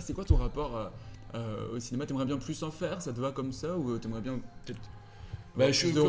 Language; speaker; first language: French; native; French